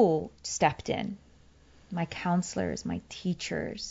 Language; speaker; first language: English; early bilingual, other home language; Persian